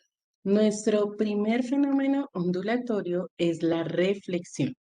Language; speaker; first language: Spanish; native; Spanish